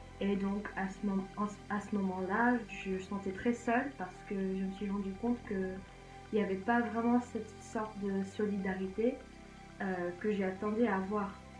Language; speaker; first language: French; non-native, fluent; English